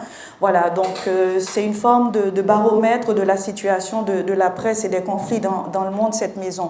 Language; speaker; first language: French; non-native, local second language; Haitian Creole